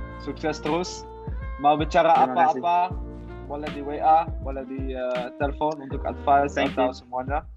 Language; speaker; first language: Indonesian; non-native, learner; Dutch